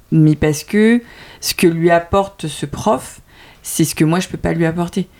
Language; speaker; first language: French; early bilingual, other home language; Vietnamese